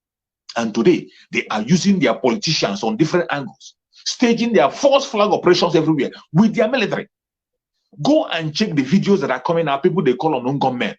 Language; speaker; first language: English; non-native, local second language; Igbo